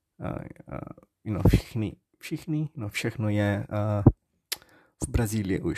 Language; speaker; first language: Czech; non-native, learner; Portuguese